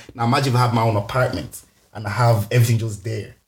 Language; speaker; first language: English; native; English